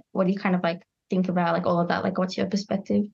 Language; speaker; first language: English; native; English